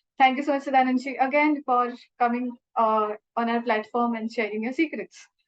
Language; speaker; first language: Hindi; native; Hindi